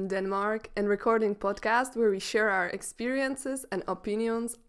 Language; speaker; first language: English; non-native, fluent; Czech